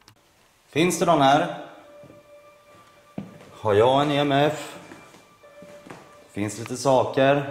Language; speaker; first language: Swedish; native; Swedish